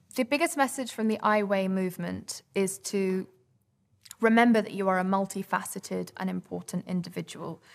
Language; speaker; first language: English; native; English